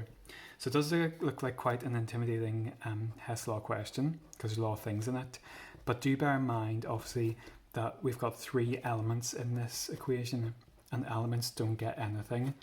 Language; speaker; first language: English; native; English